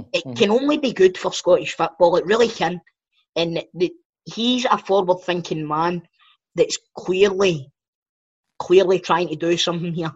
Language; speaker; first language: English; native; English